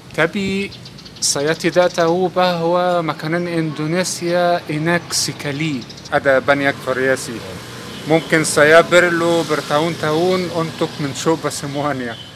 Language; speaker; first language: Indonesian; non-native, learner; Arabic